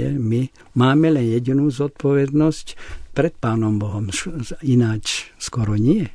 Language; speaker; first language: Slovak; non-native, local second language; Hungarian